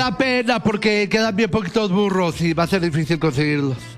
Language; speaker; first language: Spanish; native; Spanish